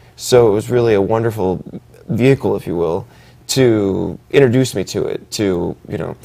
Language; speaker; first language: English; native; English